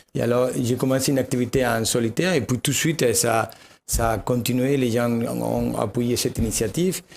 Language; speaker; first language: French; non-native, fluent; Spanish